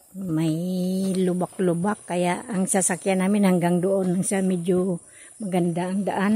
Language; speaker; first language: Filipino; non-native, local second language; Cebuano